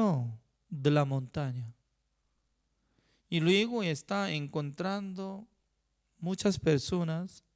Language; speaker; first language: Spanish; non-native, fluent; Korean